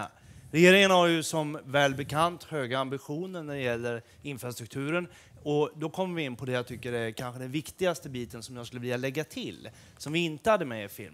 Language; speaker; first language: Swedish; native; Swedish